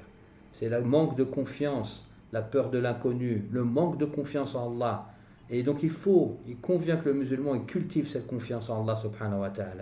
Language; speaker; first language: French; native; French